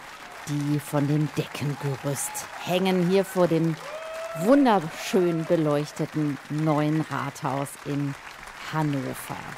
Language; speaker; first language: German; native; German